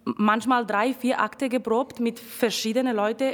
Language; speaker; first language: German; non-native, fluent; Spanish